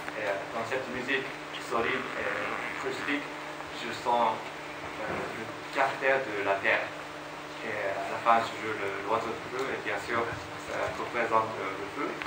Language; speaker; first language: French; non-native, fluent; Japanese